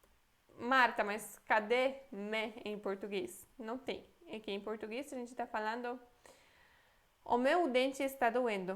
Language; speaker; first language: Portuguese; non-native, fluent; Polish